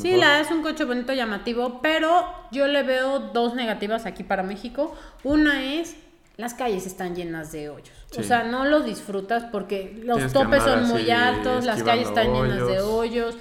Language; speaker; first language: Spanish; native; Spanish